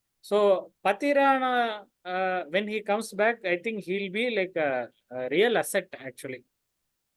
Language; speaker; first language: English; non-native, local second language; Tamil